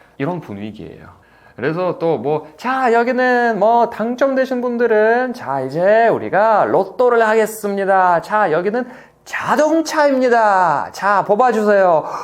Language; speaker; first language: Korean; non-native, fluent; Russian